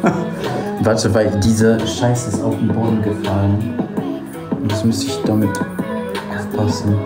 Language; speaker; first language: German; non-native, fluent; Polish